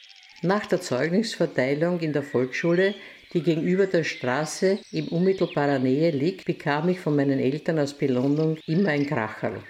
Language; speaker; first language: German; native; German